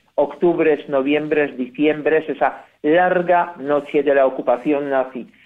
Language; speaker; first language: Spanish; non-native, fluent; Polish